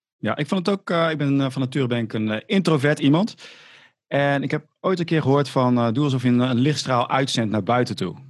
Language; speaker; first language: Dutch; native; Dutch